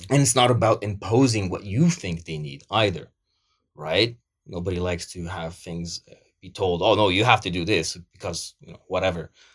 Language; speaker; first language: English; early bilingual, other home language; Polish